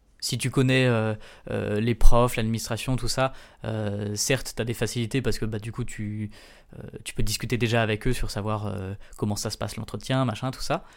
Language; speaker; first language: French; native; French